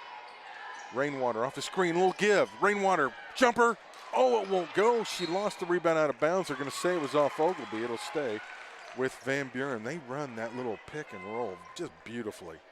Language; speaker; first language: English; native; English